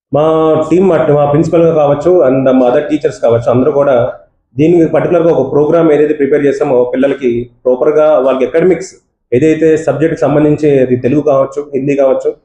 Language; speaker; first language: Telugu; native; Telugu